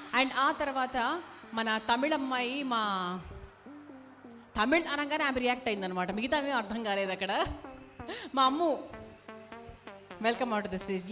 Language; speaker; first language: Telugu; native; Telugu